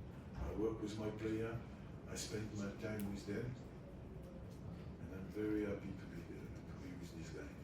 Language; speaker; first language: English; non-native, fluent; French